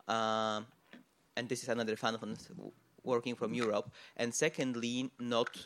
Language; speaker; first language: English; non-native, fluent; Polish